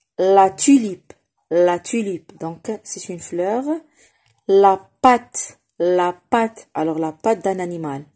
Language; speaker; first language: French; non-native, local second language; Arabic